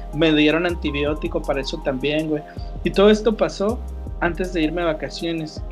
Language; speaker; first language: Spanish; native; Spanish